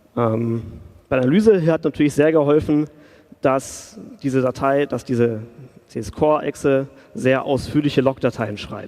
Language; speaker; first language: German; native; German